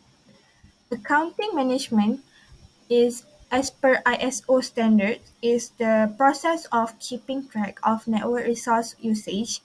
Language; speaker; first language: English; non-native, local second language; Malay